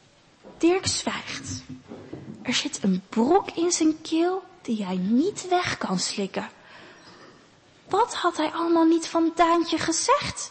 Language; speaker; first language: Dutch; native; Dutch